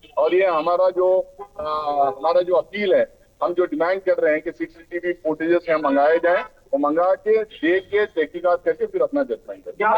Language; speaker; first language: Hindi; non-native, local second language; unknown